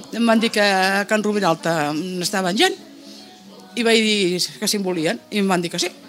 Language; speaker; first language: Catalan; native; Catalan